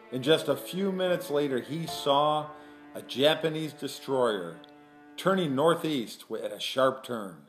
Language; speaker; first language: English; native; English